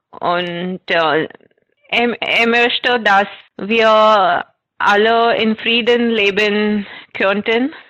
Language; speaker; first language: German; non-native, fluent; Marathi